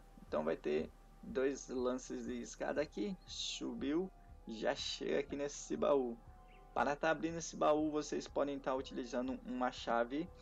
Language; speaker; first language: Portuguese; native; Portuguese